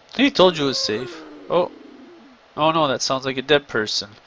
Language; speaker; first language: English; native; English